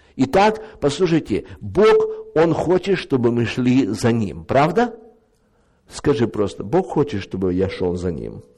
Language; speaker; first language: Ukrainian; non-native, local second language; Russian